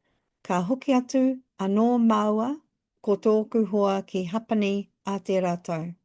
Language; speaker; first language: Māori; non-native, local second language; English